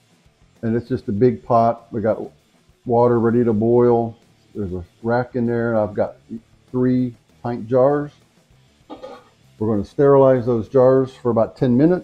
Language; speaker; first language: English; native; English